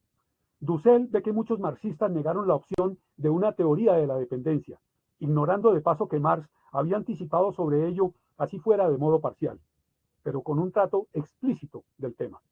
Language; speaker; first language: Spanish; native; Spanish